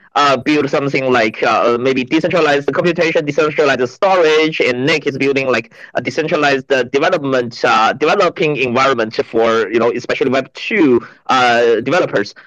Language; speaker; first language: English; non-native, fluent; Chinese